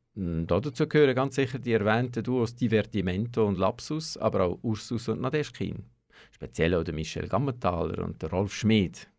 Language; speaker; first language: German; native; German